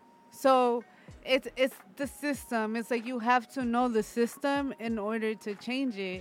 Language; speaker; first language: English; native; English